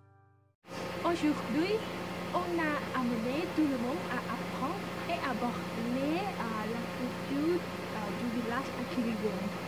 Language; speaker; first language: French; non-native, learner; Thai